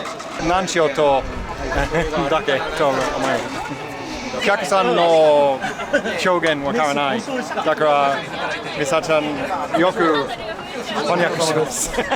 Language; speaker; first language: Japanese; non-native, learner; English